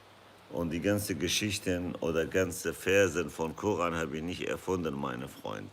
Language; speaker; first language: German; non-native, fluent; Kurdish